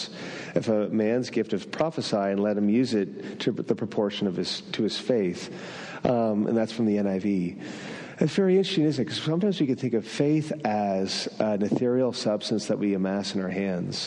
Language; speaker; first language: English; non-native, fluent; French